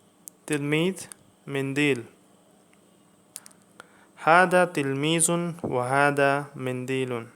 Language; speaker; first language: Arabic; non-native, fluent; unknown